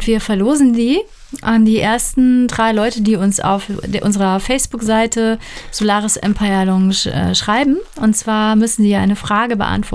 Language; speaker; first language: German; native; German